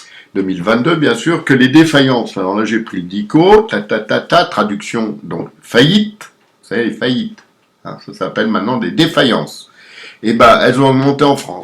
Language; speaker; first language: French; native; French